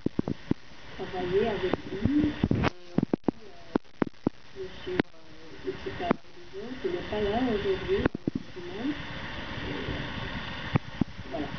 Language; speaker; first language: French; non-native, learner; Japanese